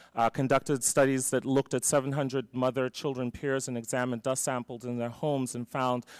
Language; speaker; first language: English; native; English